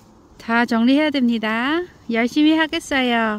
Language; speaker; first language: Korean; non-native, learner; Vietnamese